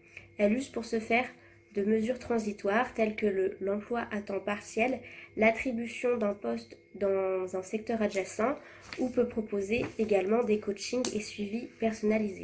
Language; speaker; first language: French; native; French